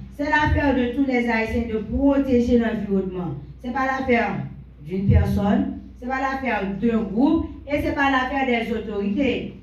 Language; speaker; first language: French; non-native, local second language; Haitian Creole